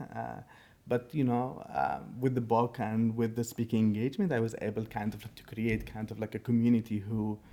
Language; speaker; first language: English; non-native, fluent; Arabic